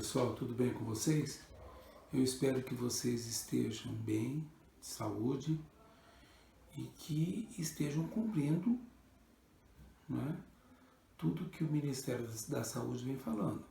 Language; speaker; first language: Portuguese; native; Portuguese